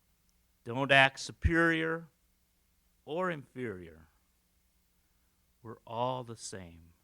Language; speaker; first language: English; native; English